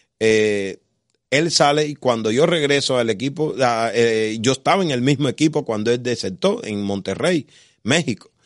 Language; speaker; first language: Spanish; native; Spanish